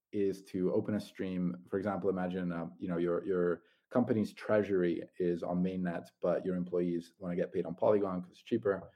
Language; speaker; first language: English; non-native, fluent; Italian